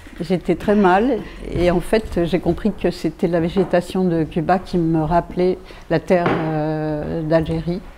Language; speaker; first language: French; native; French